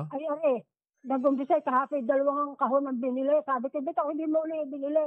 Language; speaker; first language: Filipino; native; Filipino